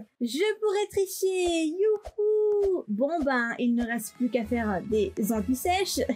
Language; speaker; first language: French; native; French